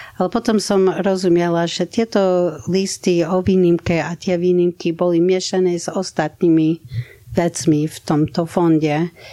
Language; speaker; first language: Slovak; non-native, fluent; English